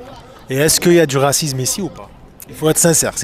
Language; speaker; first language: French; non-native, local second language; Arabic